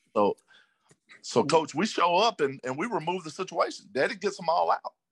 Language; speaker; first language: English; native; English